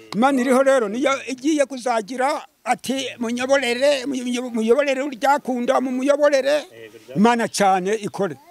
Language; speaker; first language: Kinyarwanda; native; Kinyarwanda